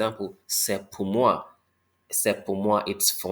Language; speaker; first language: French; non-native, fluent; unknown